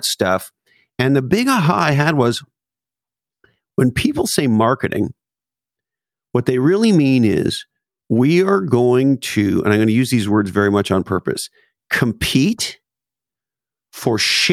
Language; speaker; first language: English; native; English